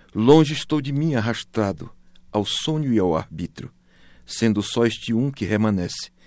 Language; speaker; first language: Spanish; non-native, learner; Portuguese